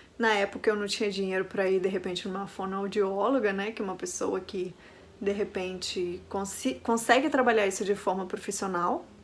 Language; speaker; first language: Portuguese; non-native, fluent; Spanish